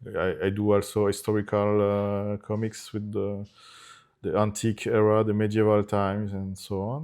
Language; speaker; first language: English; non-native, fluent; Italian